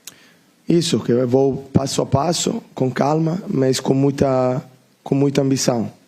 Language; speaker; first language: Portuguese; non-native, learner; Italian